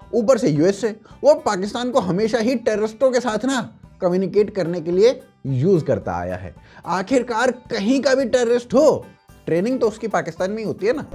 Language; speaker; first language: Hindi; native; Hindi